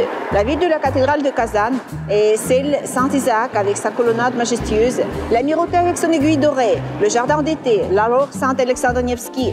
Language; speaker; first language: French; non-native, fluent; Russian